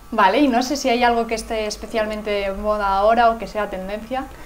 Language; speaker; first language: Spanish; native; Spanish